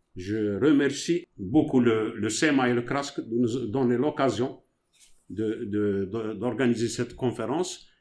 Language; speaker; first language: French; non-native, local second language; Arabic